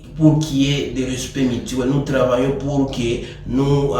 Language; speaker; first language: French; non-native, local second language; Swahili